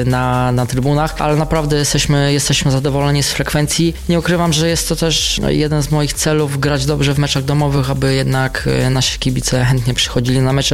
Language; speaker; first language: Polish; native; Polish